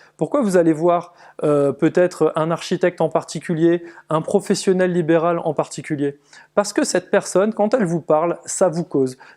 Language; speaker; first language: French; native; French